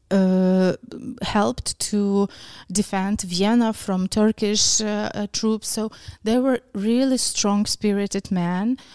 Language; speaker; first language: English; non-native, fluent; Ukrainian